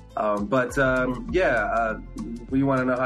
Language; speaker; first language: English; early bilingual, other home language; Spanish